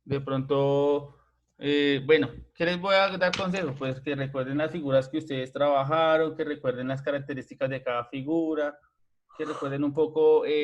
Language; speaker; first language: Spanish; native; Spanish